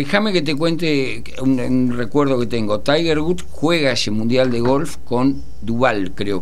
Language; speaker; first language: Spanish; native; Spanish